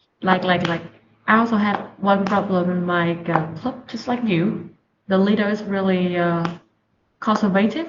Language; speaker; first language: English; non-native, learner; Vietnamese